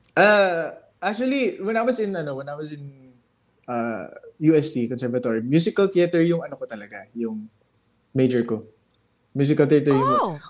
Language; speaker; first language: Filipino; native; Filipino